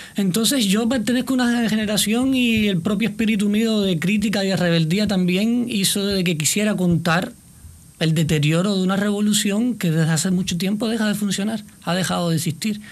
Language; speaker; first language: Spanish; native; Spanish